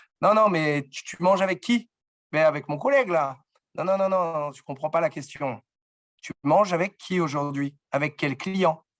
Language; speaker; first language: French; native; French